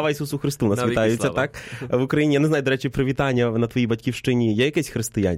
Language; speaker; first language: Ukrainian; native; Ukrainian